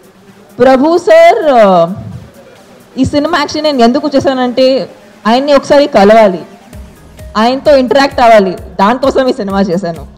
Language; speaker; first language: Telugu; non-native, fluent; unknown